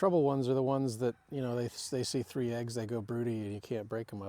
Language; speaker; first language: English; native; English